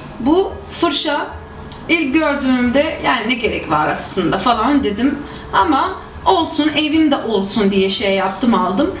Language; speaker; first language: Turkish; non-native, fluent; Arabic